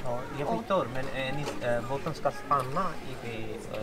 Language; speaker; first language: Swedish; non-native, fluent; Urdu